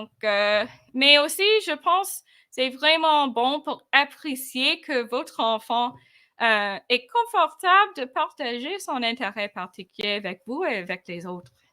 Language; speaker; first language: French; non-native, fluent; English